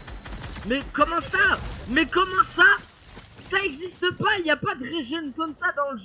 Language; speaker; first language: French; native; French